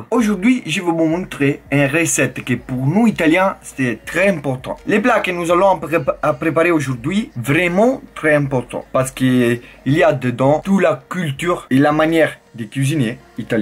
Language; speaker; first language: French; non-native, learner; Italian